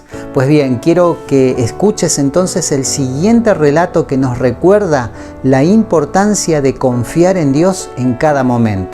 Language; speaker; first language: Spanish; native; Spanish